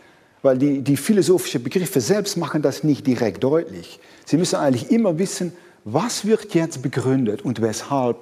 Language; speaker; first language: German; non-native, fluent; Dutch